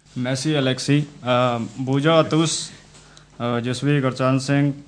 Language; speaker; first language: French; non-native, learner; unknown